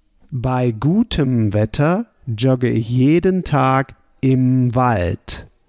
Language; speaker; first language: German; native; German